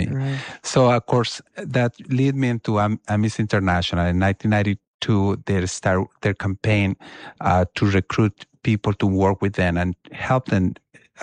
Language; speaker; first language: English; non-native, fluent; Spanish